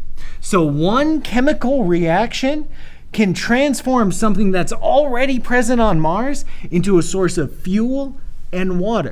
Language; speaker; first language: English; native; English